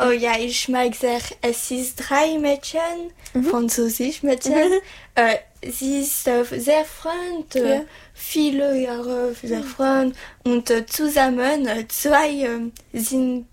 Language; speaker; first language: German; non-native, learner; French